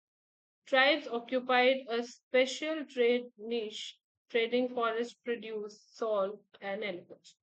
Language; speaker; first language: English; non-native, local second language; Hindi